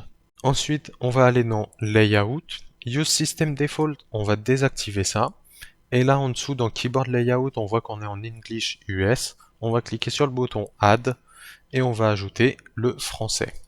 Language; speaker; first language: French; native; French